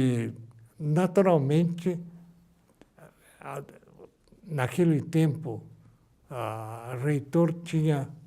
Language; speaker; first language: Portuguese; early bilingual, other home language; Japanese